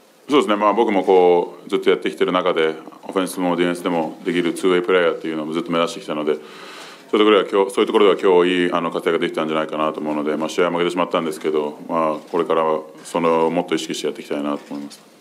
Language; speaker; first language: Japanese; native; Japanese